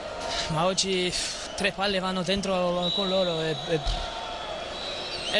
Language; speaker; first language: Italian; non-native, learner; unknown